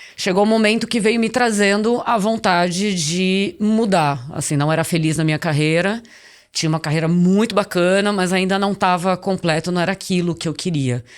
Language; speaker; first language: Portuguese; native; Portuguese